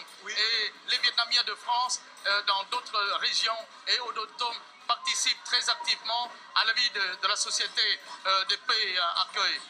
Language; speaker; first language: French; non-native, fluent; Vietnamese